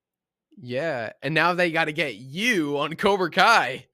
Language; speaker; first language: English; native; English